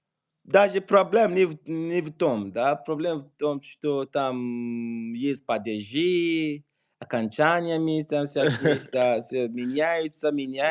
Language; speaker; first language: Russian; non-native, fluent; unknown